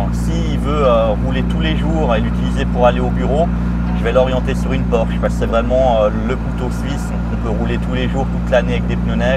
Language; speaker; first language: French; native; French